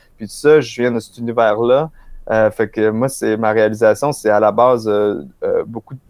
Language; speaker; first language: French; native; French